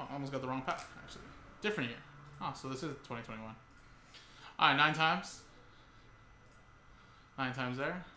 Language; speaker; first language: English; native; English